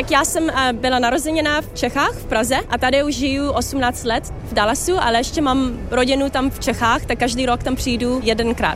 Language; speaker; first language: Czech; early bilingual, heritage; Czech